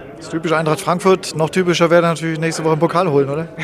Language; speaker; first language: German; native; German